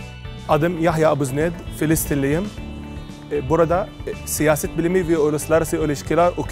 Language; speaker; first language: Turkish; non-native, fluent; Arabic